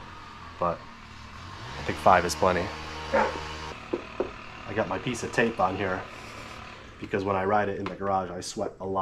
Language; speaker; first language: English; native; English